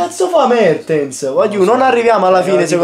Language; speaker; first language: Italian; native; Italian